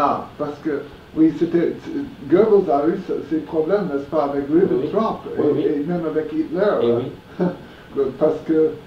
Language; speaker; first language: French; non-native, fluent; English